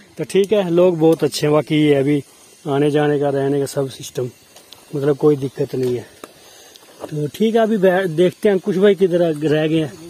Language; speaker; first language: Hindi; native; Hindi